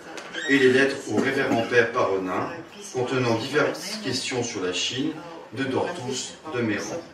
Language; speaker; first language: French; native; French